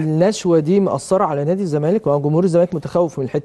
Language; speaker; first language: Arabic; native; Arabic